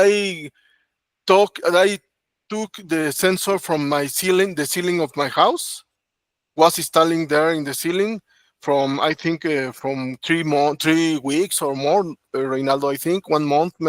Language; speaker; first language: English; non-native, learner; Spanish